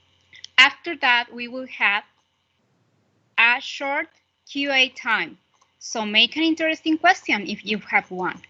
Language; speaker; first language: English; non-native, fluent; Spanish